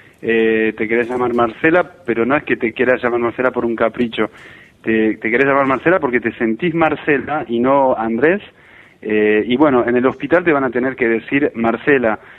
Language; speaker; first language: Spanish; non-native, fluent; French